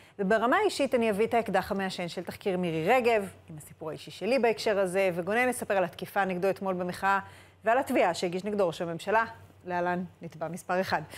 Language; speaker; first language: Hebrew; native; Hebrew